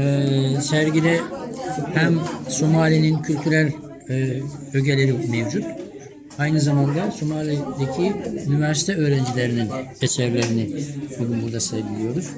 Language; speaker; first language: Turkish; native; Turkish